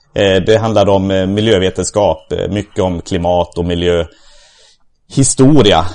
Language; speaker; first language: Swedish; native; Swedish